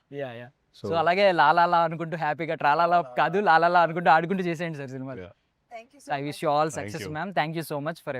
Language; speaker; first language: Telugu; native; Telugu